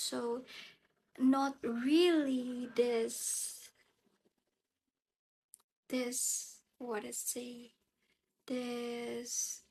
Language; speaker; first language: English; non-native, learner; Indonesian